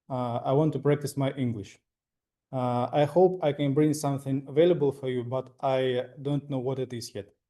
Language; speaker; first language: English; non-native, fluent; Russian